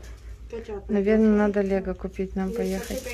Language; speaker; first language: Russian; native; Russian